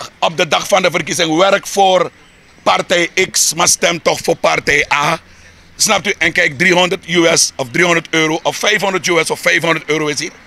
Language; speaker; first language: Dutch; native; Dutch